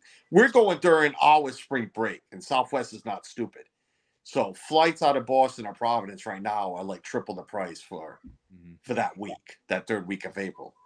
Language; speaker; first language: English; native; English